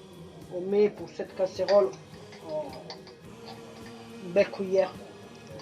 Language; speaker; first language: French; non-native, fluent; Italian